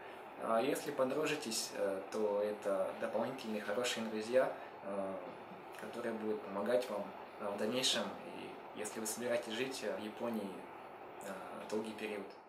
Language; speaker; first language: Russian; native; Russian